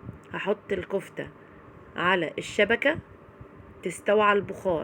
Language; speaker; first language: Arabic; native; Arabic